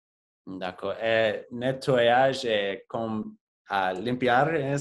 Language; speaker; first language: French; non-native, learner; English